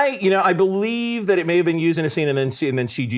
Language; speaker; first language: English; native; English